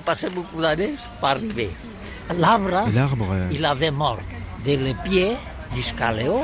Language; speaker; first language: French; non-native, learner; Catalan